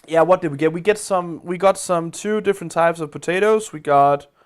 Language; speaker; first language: English; non-native, fluent; Danish